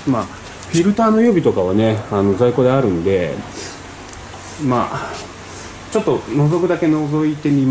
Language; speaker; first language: Japanese; native; Japanese